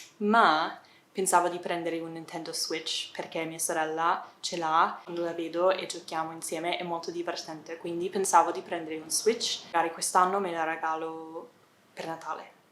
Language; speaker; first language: Italian; non-native, fluent; English